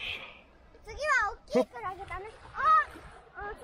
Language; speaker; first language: Japanese; native; Japanese